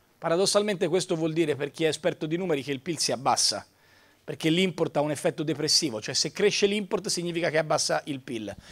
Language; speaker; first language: Italian; native; Italian